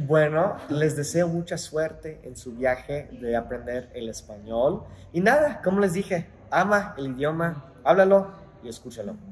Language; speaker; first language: Spanish; non-native, fluent; English